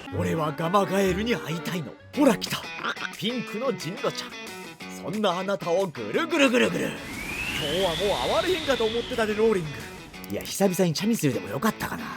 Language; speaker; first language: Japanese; native; Japanese